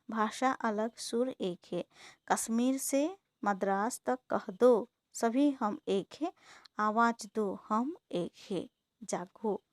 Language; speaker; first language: Hindi; non-native, local second language; Assamese